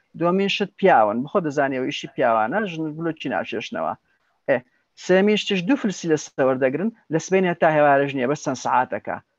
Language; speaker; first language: Central Kurdish; native; Central Kurdish